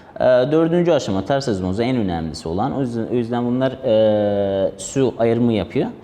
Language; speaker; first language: Turkish; non-native, fluent; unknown